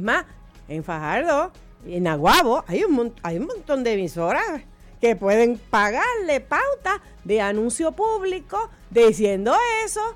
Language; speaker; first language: Spanish; native; Spanish